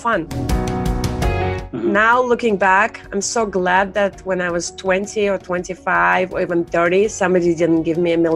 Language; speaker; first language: English; non-native, fluent; Russian